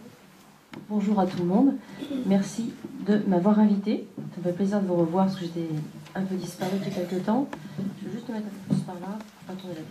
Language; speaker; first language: French; native; French